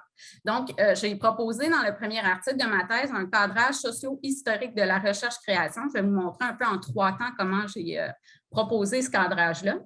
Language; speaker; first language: French; native; French